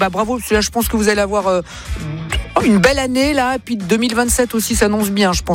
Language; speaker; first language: French; native; French